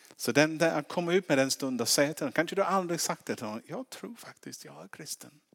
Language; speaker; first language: Swedish; non-native, fluent; English